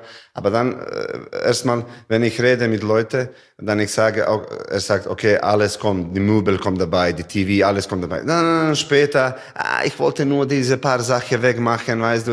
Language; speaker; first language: German; non-native, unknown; Serbian